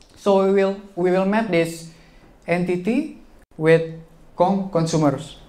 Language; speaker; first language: English; non-native, fluent; Indonesian